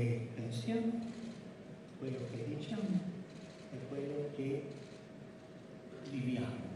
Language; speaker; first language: Italian; early bilingual, heritage; Spanish